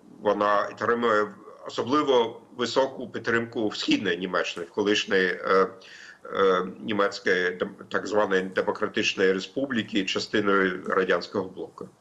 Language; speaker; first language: Ukrainian; non-native, fluent; German